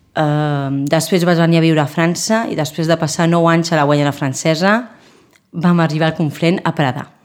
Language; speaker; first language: Catalan; non-native, local second language; Spanish